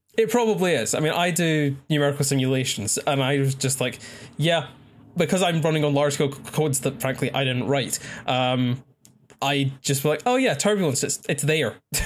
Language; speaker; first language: English; native; English